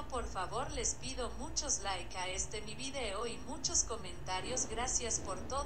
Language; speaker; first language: Spanish; native; Spanish